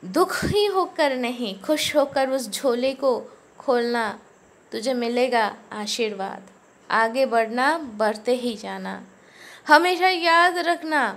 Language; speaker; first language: Hindi; non-native, local second language; Bangla